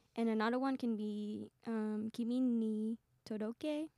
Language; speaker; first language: English; non-native, fluent; Vietnamese